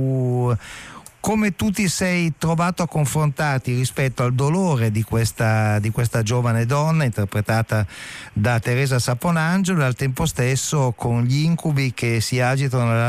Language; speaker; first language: Italian; native; Italian